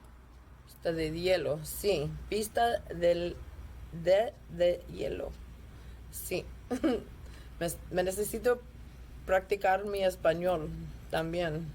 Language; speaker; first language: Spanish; non-native, learner; English